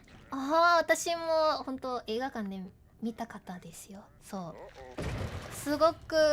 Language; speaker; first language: Japanese; non-native, learner; English